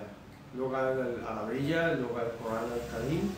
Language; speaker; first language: Arabic; non-native, learner; Spanish